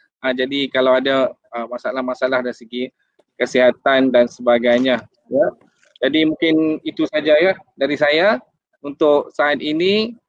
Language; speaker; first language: Malay; native; Malay